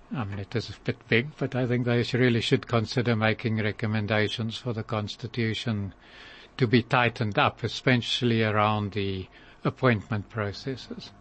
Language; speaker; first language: English; native; English